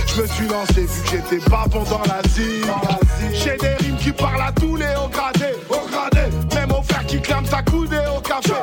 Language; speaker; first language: French; non-native, local second language; Lingala